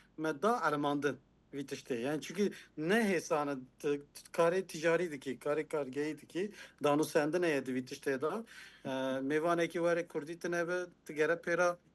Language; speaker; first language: Kurdish; non-native, local second language; Turkish